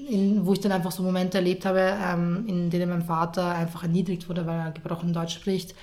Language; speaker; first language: German; early bilingual, other home language; Serbian